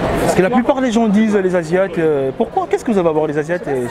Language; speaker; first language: French; native; French